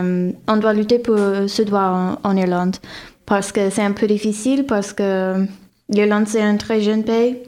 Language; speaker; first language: French; non-native, fluent; English